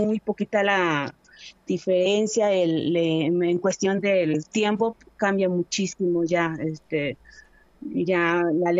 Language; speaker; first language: Spanish; non-native, local second language; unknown